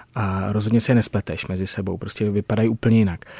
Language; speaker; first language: Czech; native; Czech